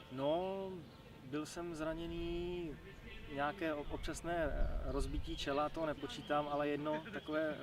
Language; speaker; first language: Czech; native; Czech